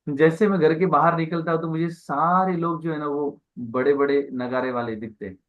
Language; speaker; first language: Hindi; non-native, local second language; Marathi